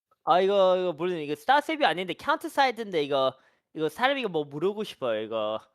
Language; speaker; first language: Korean; early bilingual, heritage; Korean